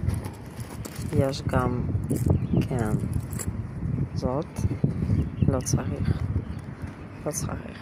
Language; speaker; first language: Hebrew; non-native, learner; Ukrainian